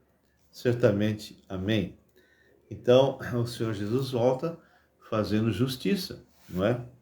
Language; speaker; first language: Portuguese; native; Portuguese